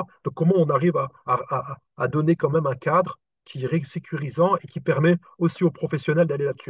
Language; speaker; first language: French; native; French